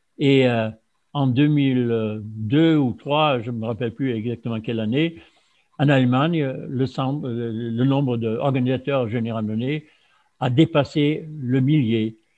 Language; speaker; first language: French; non-native, fluent; German